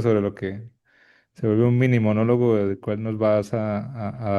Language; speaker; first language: Spanish; native; Spanish